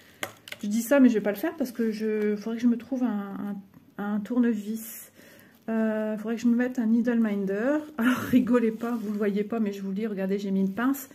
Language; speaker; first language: French; native; French